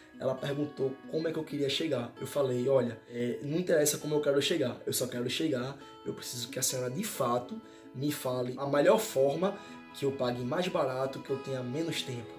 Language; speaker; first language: Portuguese; native; Portuguese